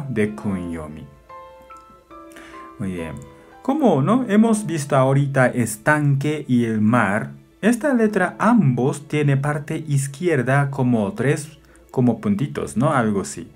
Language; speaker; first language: Spanish; non-native, fluent; Japanese